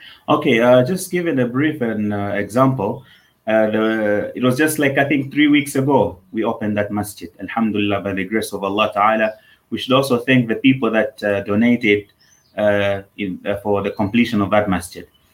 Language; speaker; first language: English; non-native, local second language; Nyanja